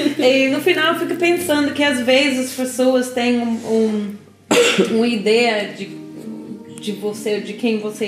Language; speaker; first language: Portuguese; non-native, learner; English